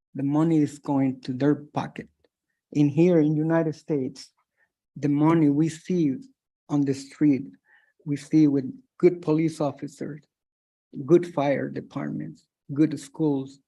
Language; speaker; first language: English; non-native, fluent; Spanish